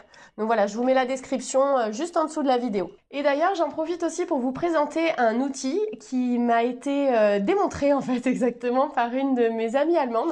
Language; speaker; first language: French; native; French